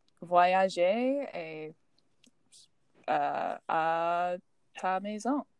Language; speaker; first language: French; non-native, learner; English